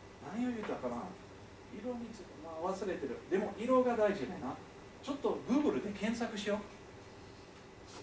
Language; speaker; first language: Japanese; non-native, fluent; English